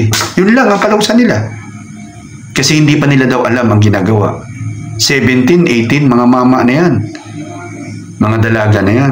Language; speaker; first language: Filipino; non-native, local second language; Cebuano